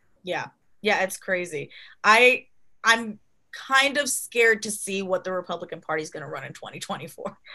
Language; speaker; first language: English; early bilingual, other home language; Spanish